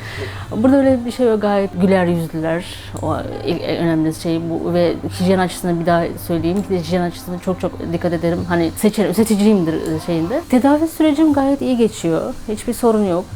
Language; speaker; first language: Turkish; non-native, fluent; Turkmen